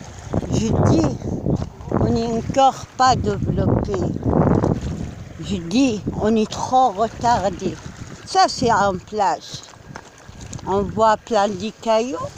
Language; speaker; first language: French; non-native, learner; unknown